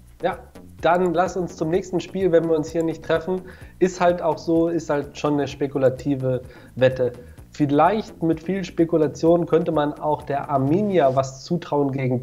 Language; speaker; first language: German; native; German